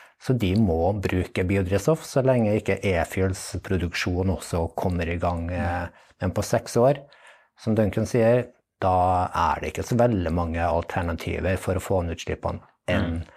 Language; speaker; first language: Norwegian; native; Norwegian